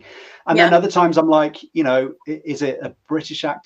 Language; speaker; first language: English; native; English